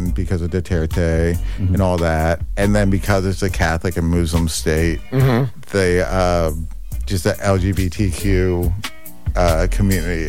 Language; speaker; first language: English; native; English